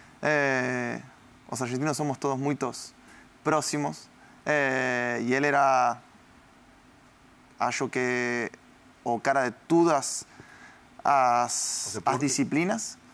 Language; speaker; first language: Portuguese; non-native, learner; Spanish